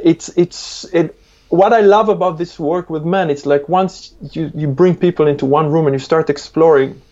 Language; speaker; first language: English; non-native, fluent; Hebrew